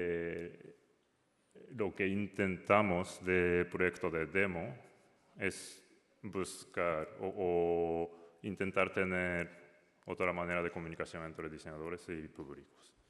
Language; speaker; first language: Spanish; non-native, learner; Japanese